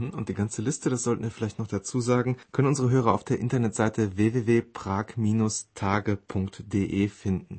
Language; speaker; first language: German; native; German